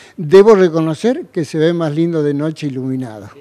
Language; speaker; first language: Spanish; native; Spanish